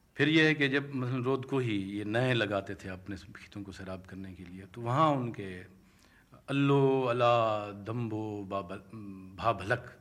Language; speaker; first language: Urdu; non-native, local second language; Saraiki